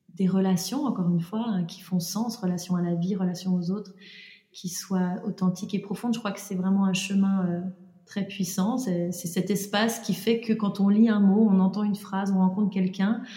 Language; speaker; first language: French; native; French